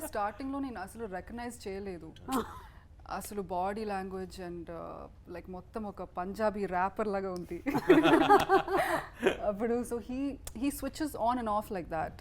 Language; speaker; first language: Telugu; non-native, learner; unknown